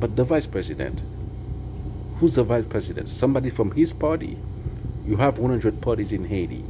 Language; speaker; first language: English; non-native, local second language; Haitian Creole